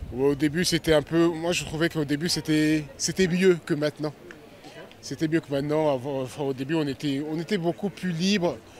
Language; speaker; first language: French; early bilingual, other home language; Lingala